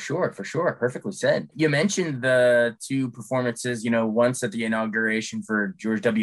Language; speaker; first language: English; native; English